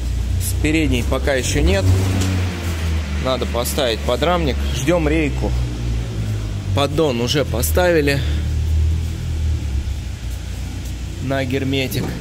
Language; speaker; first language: Russian; native; Russian